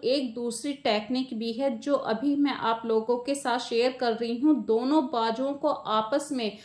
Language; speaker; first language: Hindi; native; Hindi